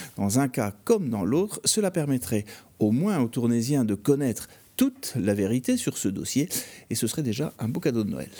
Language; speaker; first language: French; native; French